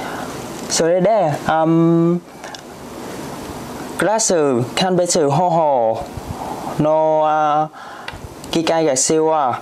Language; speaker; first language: Japanese; non-native, learner; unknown